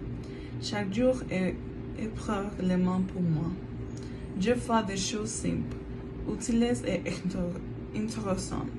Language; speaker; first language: French; non-native, learner; Spanish